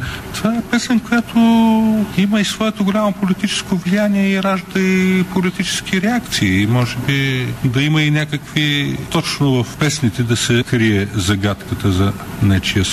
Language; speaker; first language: Bulgarian; native; Bulgarian